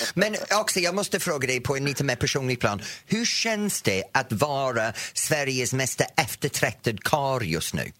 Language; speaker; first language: Swedish; non-native, fluent; English